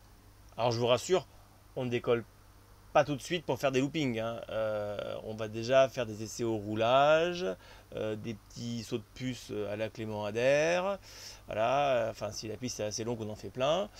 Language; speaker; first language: French; native; French